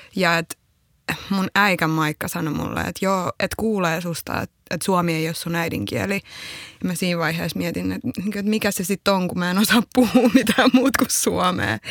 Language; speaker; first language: Finnish; early bilingual, other home language; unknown